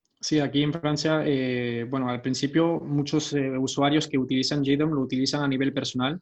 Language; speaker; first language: Spanish; early bilingual, heritage; Spanish